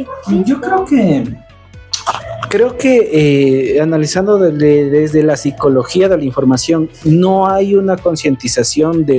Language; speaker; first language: Spanish; native; Spanish